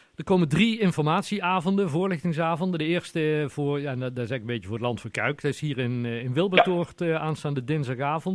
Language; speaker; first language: Dutch; native; Dutch